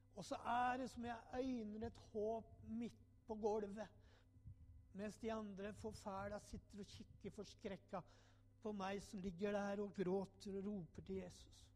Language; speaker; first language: Norwegian; native; Norwegian